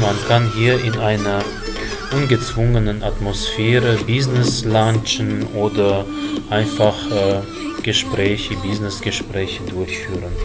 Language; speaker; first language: German; non-native, fluent; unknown